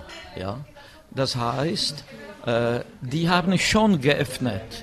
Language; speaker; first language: German; non-native, fluent; Czech